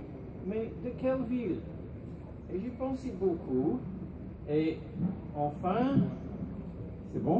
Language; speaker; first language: French; non-native, learner; English